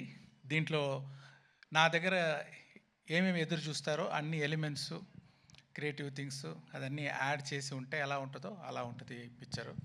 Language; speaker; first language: Telugu; non-native, fluent; Tamil